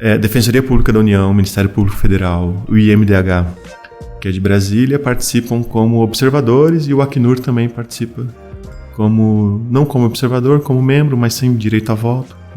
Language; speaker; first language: Portuguese; native; Portuguese